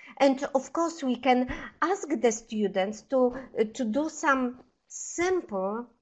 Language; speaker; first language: English; non-native, fluent; Polish